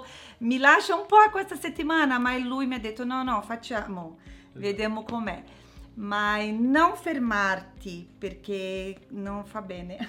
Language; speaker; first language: Italian; non-native, learner; Portuguese